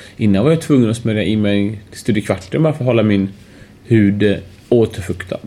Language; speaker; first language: Swedish; early bilingual, other home language; Persian